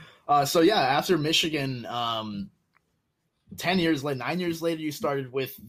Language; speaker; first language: English; native; English